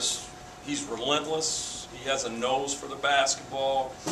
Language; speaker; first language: English; native; English